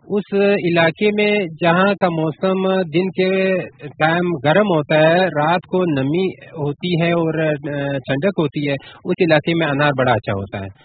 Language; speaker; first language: Urdu; non-native, local second language; Pashto